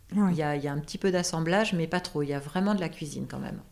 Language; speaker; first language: French; native; French